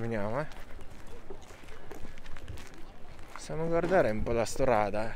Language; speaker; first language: Italian; non-native, learner; Japanese